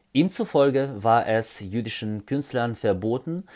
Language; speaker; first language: German; non-native, fluent; Russian